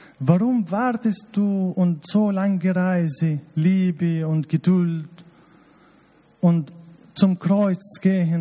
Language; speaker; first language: German; non-native, fluent; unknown